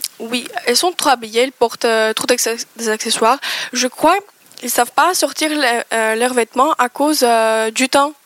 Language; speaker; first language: French; non-native, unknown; Greek